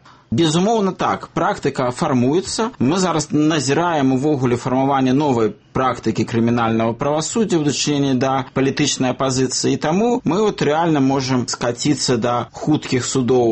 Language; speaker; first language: Belarusian; native; Belarusian